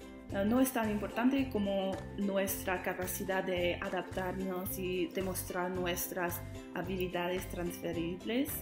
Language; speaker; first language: Spanish; non-native, learner; English